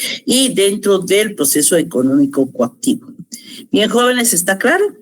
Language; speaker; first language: Spanish; native; Spanish